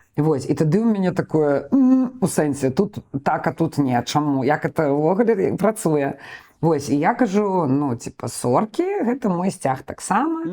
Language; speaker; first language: Belarusian; non-native, local second language; Russian